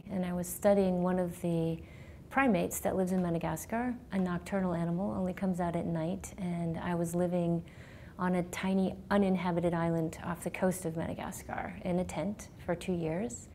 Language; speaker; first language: English; native; English